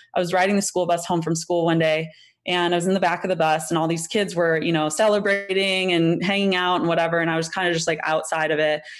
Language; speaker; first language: English; native; English